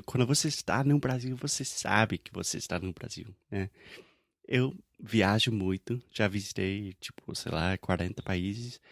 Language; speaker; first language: Portuguese; non-native, fluent; English